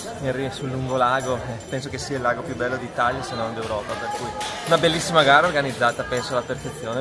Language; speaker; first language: Italian; native; Italian